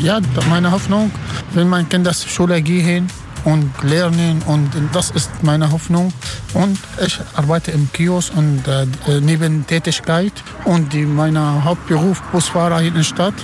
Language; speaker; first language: German; non-native, learner; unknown